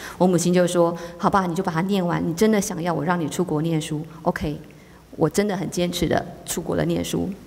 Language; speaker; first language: Chinese; native; Chinese